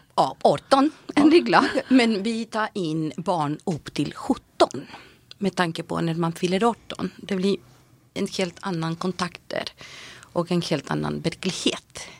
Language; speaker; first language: Swedish; non-native, fluent; Spanish